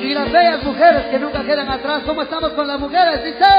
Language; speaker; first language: Spanish; native; Spanish